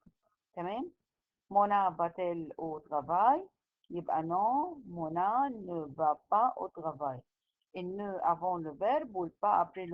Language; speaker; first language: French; non-native, fluent; Arabic